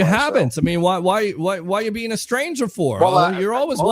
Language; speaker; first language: English; native; English